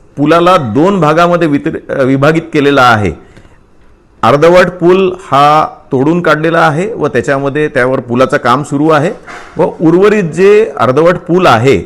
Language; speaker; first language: Marathi; native; Marathi